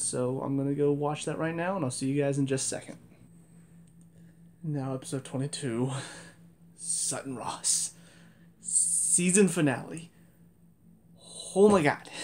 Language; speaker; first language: English; native; English